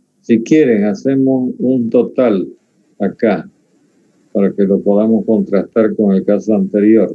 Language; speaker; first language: Spanish; native; Spanish